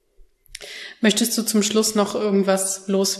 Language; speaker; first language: German; native; German